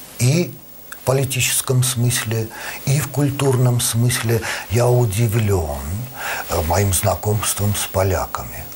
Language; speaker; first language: Russian; non-native, local second language; Armenian